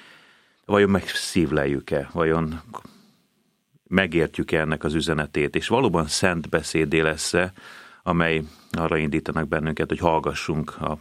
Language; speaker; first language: Hungarian; native; Hungarian